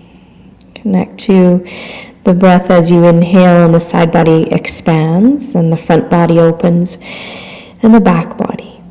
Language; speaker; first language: English; native; English